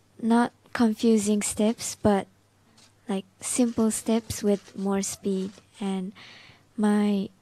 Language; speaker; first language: English; non-native, learner; Japanese